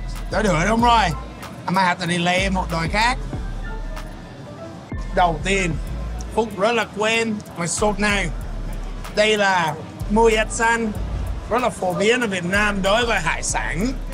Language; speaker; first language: Vietnamese; non-native, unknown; English